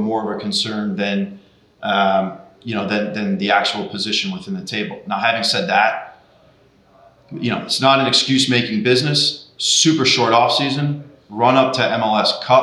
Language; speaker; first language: English; native; English